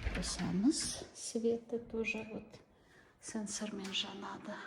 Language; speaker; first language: Russian; non-native, local second language; Kazakh